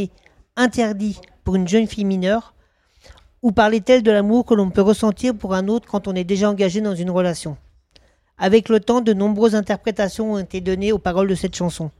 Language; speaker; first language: French; native; French